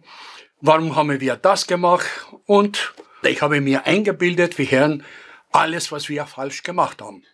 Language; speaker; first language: German; non-native, fluent; Greek